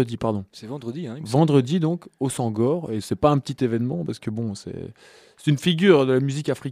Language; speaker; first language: French; native; French